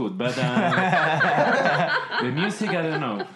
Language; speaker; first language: English; non-native, learner; Spanish